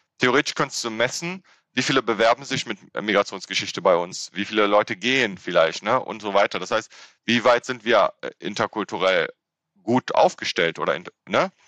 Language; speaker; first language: German; native; German